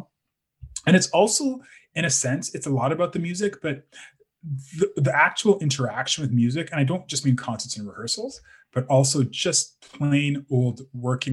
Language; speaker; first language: English; native; English